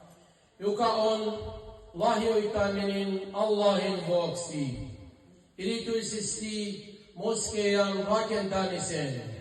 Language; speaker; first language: Finnish; non-native, fluent; Arabic